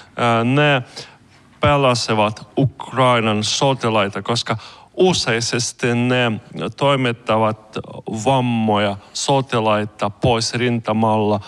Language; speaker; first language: Finnish; non-native, learner; Ukrainian